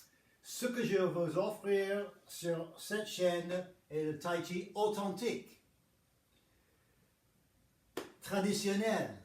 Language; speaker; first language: French; non-native, fluent; English